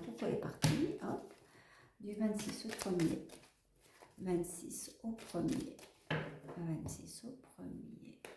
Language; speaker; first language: French; native; French